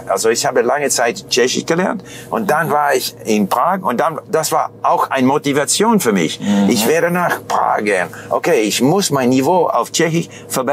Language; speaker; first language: German; non-native, fluent; English